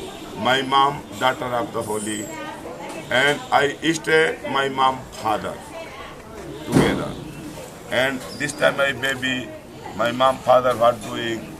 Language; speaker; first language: English; non-native, learner; Hindi